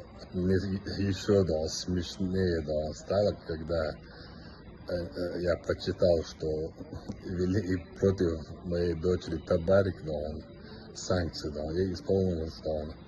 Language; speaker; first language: Russian; non-native, local second language; Chechen